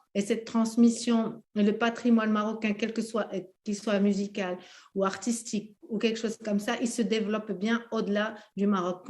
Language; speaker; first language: French; early bilingual, other home language; Arabic